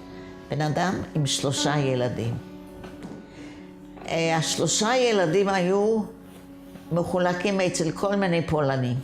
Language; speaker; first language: Hebrew; non-native, fluent; Yiddish